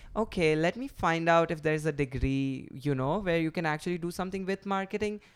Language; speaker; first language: English; non-native, local second language; Gujarati